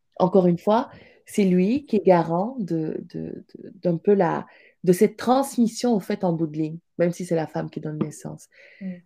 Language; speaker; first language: French; non-native, local second language; Wolof